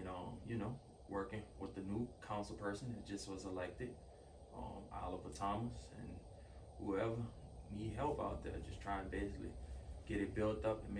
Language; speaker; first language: English; native; English